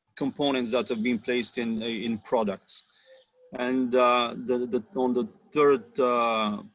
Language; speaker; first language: English; non-native, fluent; Bulgarian